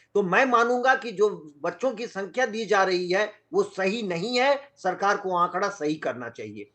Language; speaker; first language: Hindi; non-native, local second language; Magahi